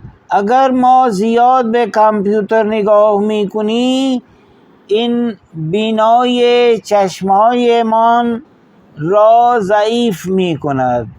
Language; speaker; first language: Persian; non-native, fluent; Urdu